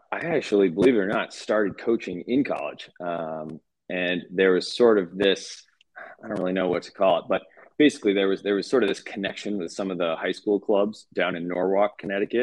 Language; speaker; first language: English; native; English